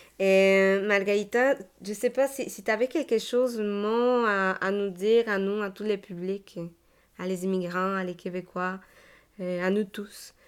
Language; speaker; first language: French; native; French